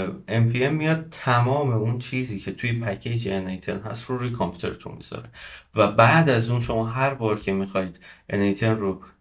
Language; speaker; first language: Persian; native; Persian